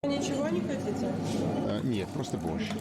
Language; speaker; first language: Russian; non-native, learner; English